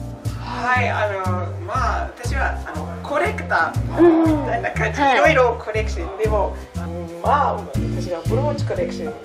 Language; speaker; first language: Japanese; non-native, learner; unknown